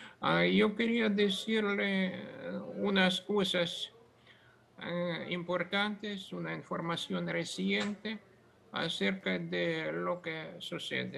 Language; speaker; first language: Spanish; non-native, fluent; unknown